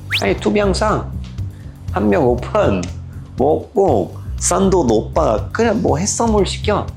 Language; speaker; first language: Korean; non-native, learner; French